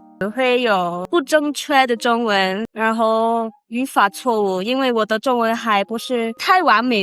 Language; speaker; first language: Chinese; non-native, learner; English